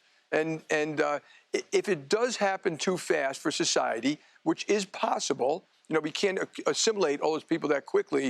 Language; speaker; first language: English; native; English